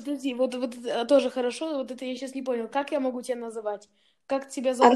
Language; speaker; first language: Russian; early bilingual, heritage; Russian